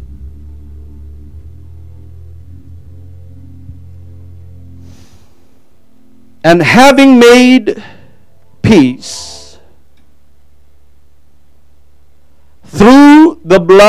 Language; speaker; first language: English; non-native, local second language; Filipino